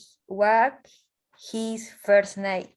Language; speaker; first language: English; non-native, learner; Spanish